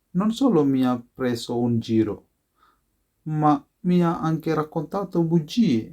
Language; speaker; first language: Italian; non-native, fluent; Sinhala